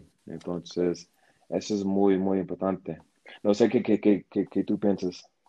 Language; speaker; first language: Spanish; non-native, learner; English